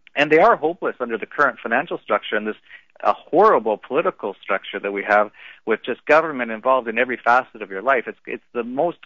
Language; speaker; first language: English; native; English